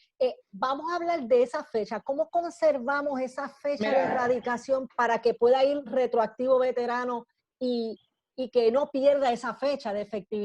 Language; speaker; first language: Spanish; native; Spanish